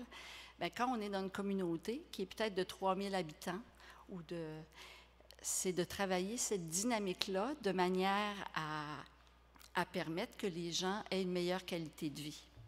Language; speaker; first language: French; native; French